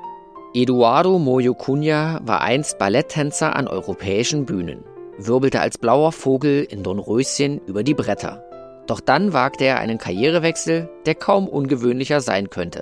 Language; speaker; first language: German; native; German